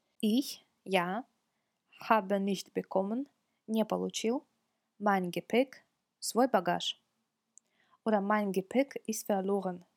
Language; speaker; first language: German; non-native, fluent; Russian